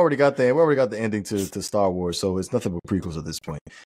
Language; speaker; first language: English; native; English